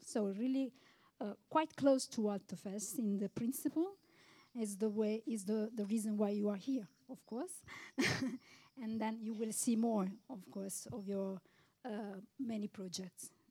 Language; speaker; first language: English; non-native, fluent; Italian